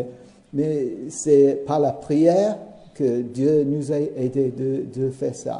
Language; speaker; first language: French; non-native, learner; English